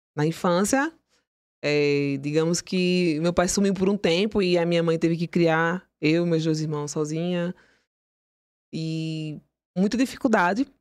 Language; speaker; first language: Portuguese; native; Portuguese